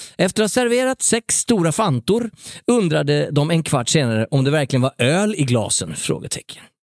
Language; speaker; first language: Swedish; native; Swedish